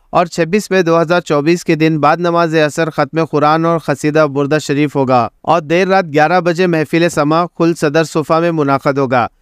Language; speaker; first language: Hindi; non-native, local second language; Urdu